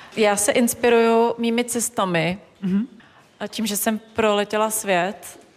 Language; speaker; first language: Czech; native; Czech